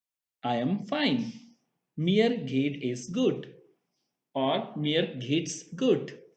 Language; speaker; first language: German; non-native, fluent; Hindi